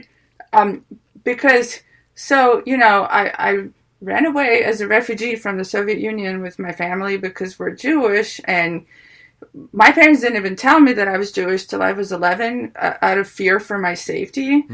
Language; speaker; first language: English; early bilingual, other home language; Ukrainian